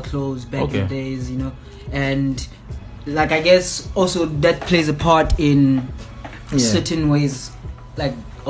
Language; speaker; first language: English; non-native, local second language; Zulu